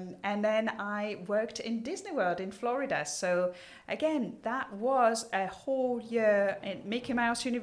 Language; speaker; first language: English; non-native, fluent; French